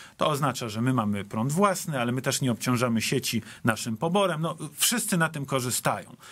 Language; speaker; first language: Polish; native; Polish